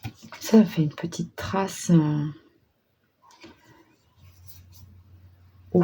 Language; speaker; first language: French; native; French